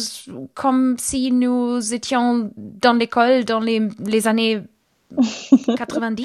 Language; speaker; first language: French; non-native, learner; German